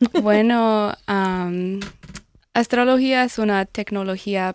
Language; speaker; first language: Spanish; non-native, learner; English